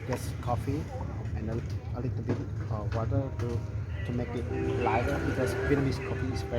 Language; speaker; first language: English; non-native, fluent; Vietnamese